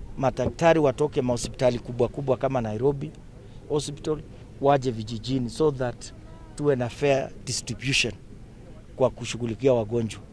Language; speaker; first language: Swahili; non-native, local second language; Kalenjin